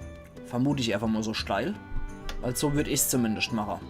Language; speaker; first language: German; native; German